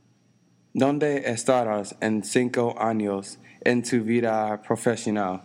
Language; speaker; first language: Spanish; non-native, learner; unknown